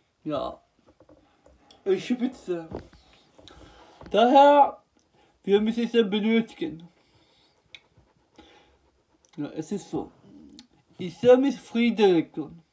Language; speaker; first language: German; non-native, learner; Turkish